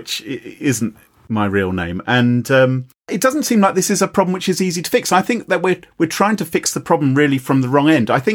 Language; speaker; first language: English; native; English